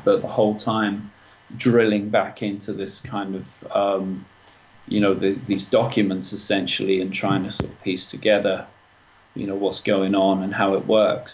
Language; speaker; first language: English; native; English